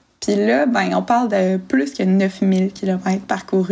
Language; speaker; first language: French; native; French